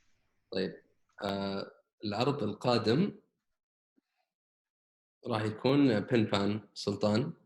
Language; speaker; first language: Arabic; native; Arabic